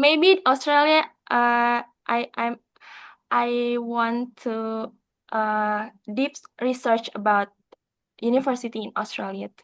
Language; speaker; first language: English; non-native, learner; Indonesian